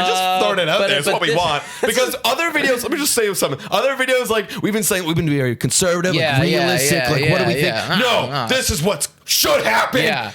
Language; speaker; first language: English; native; English